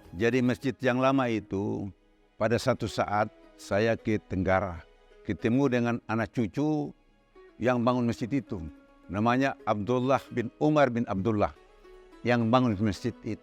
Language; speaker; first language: Indonesian; non-native, local second language; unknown